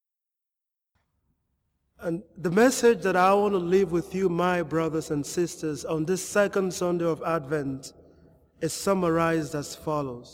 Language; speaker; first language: English; non-native, local second language; Igbo